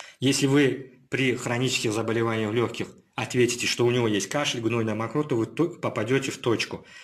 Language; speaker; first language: Russian; non-native, local second language; Uzbek